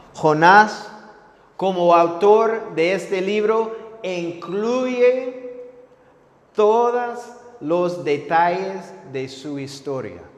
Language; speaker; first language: Spanish; non-native, fluent; English